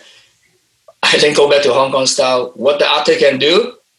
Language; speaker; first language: English; non-native, local second language; Cantonese